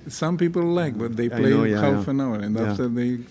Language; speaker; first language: English; non-native, learner; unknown